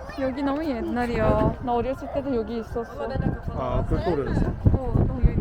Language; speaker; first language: Korean; non-native, learner; Turkish